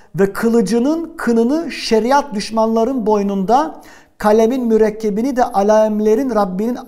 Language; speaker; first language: Turkish; early bilingual, heritage; Turkish